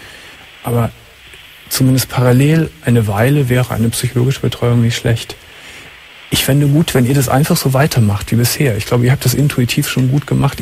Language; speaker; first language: German; native; German